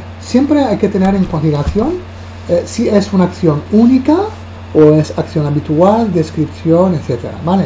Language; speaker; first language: Spanish; non-native, fluent; Arabic